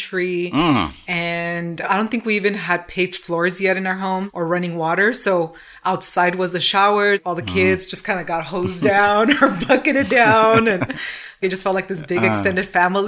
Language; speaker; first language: English; early bilingual, other home language; Spanish